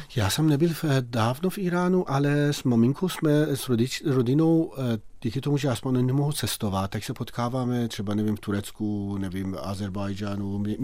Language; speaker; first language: Czech; non-native, fluent; Persian